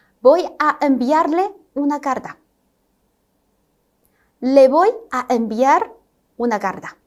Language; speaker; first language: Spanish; non-native, fluent; Chinese